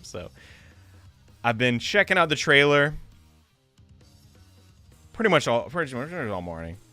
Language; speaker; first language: English; native; English